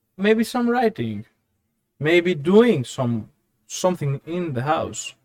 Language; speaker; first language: English; non-native, fluent; Greek